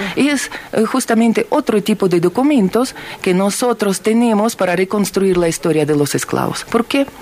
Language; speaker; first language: Spanish; non-native, fluent; Ukrainian